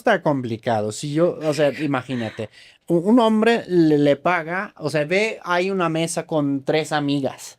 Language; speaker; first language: Spanish; non-native, fluent; German